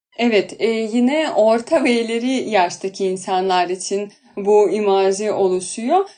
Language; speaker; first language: Turkish; non-native, fluent; Russian